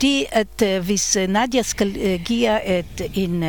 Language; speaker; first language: Danish; non-native, fluent; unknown